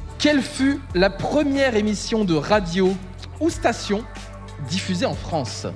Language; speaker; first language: French; native; French